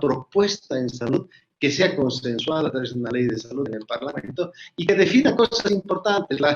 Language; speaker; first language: Spanish; native; Spanish